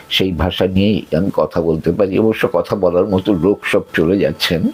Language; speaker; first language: Bangla; early bilingual, other home language; Sylheti